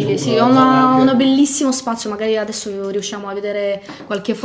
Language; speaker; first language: Italian; non-native, fluent; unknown